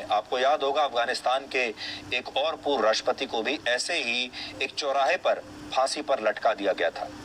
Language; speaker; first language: Hindi; native; Hindi